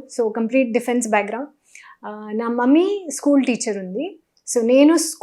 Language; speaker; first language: Telugu; non-native, learner; Hindi